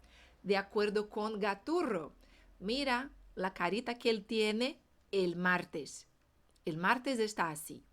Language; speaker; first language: Spanish; non-native, fluent; Portuguese